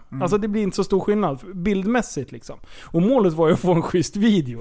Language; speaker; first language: Swedish; native; Swedish